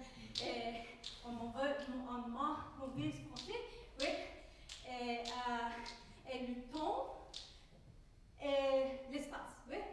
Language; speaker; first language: French; non-native, learner; English